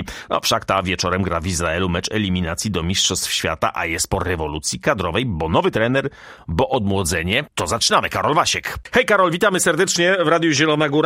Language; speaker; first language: Polish; native; Polish